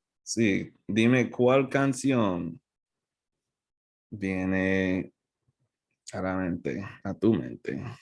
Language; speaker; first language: Spanish; non-native, fluent; English